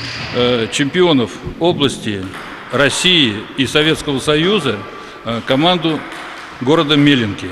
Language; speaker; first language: Russian; native; Russian